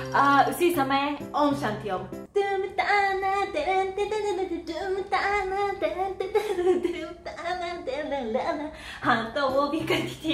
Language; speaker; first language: Hindi; non-native, fluent; Japanese